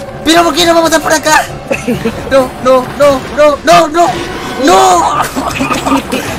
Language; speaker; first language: Spanish; native; Spanish